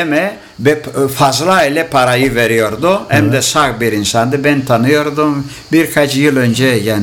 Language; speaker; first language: Turkish; non-native, local second language; Greek